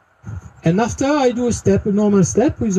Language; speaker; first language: English; non-native, learner; French